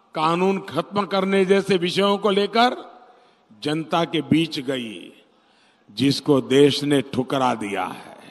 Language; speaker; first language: Hindi; non-native, local second language; Gujarati